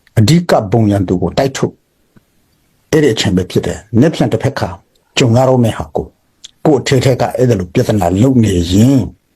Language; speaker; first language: Burmese; non-native, local second language; Hakha Chin